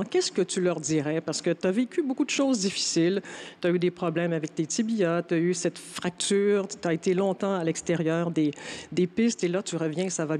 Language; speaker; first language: French; native; French